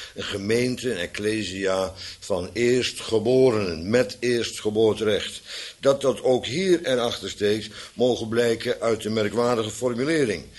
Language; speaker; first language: Dutch; native; Dutch